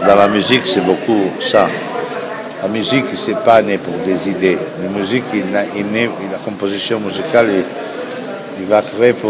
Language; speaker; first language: French; non-native, fluent; Italian